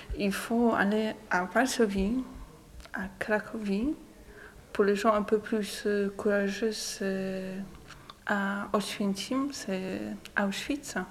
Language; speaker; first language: French; non-native, learner; Polish